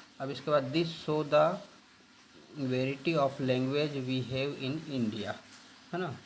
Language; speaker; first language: Hindi; native; Hindi